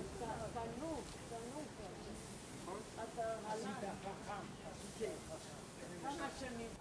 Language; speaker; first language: Hebrew; non-native, learner; German